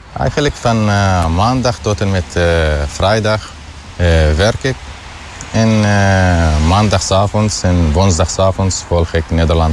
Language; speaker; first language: Dutch; non-native, learner; Arabic